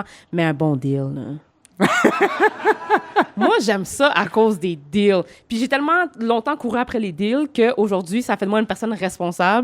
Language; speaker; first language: French; native; French